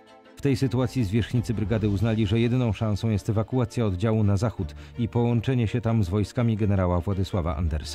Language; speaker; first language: Polish; native; Polish